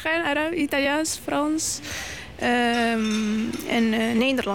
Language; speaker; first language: Dutch; non-native, local second language; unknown